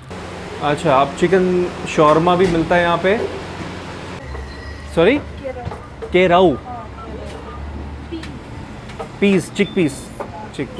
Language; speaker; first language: Hindi; native; Hindi